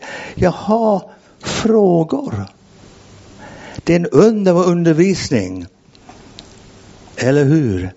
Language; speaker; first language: Swedish; non-native, fluent; English